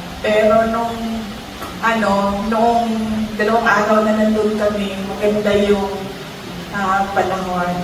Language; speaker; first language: Filipino; non-native, local second language; Cebuano